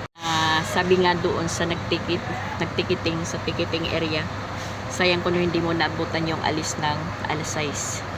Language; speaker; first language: Filipino; non-native, local second language; Cebuano